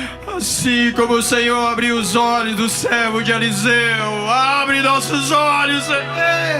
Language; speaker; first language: Portuguese; non-native, fluent; Spanish